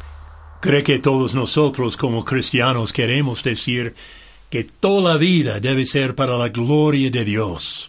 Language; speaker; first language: Spanish; non-native, fluent; English